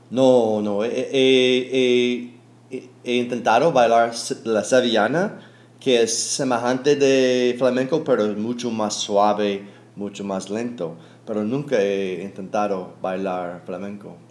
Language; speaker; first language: Spanish; non-native, fluent; English